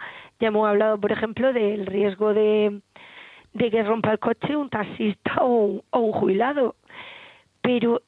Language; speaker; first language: Spanish; native; Spanish